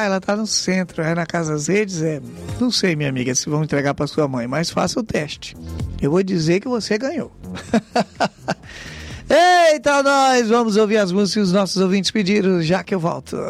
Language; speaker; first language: Portuguese; native; Portuguese